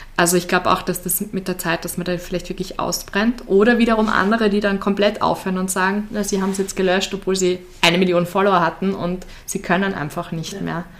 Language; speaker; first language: German; native; German